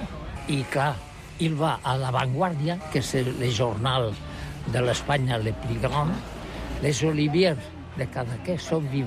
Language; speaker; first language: French; non-native, learner; Catalan